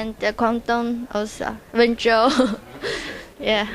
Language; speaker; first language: English; non-native, learner; Chinese